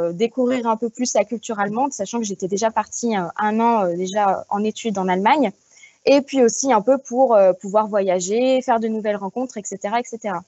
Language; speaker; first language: French; native; French